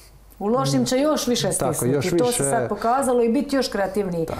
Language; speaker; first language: Croatian; native; Croatian